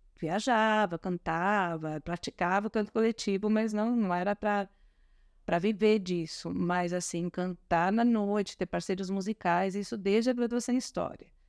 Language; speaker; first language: Portuguese; early bilingual, other home language; Spanish